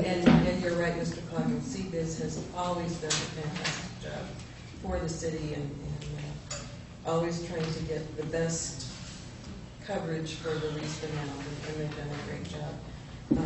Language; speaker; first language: English; native; English